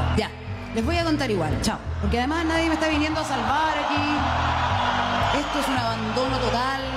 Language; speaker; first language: Spanish; native; Spanish